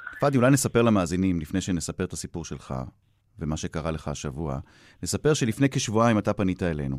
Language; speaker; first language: Hebrew; native; Hebrew